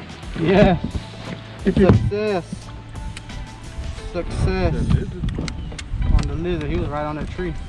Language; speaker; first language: English; native; English